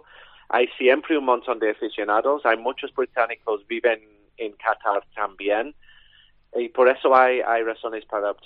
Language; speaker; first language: Spanish; non-native, learner; English